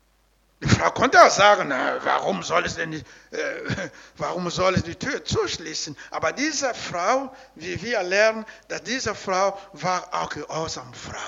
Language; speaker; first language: German; non-native, learner; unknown